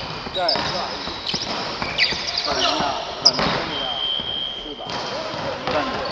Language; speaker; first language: Chinese; non-native, local second language; Cantonese